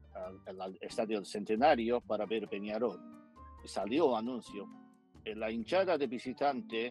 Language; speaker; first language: Spanish; non-native, fluent; Japanese